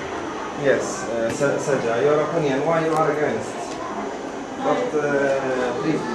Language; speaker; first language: English; non-native, fluent; Arabic